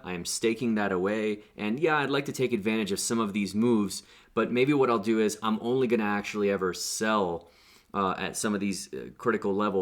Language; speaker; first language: English; native; English